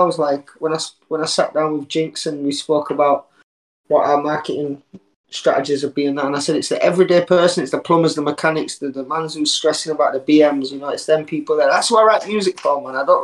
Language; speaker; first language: English; native; English